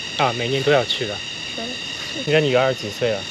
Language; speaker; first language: Chinese; non-native, fluent; Japanese